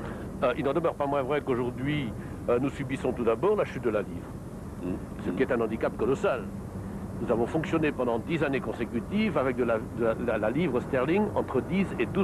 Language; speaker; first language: French; native; French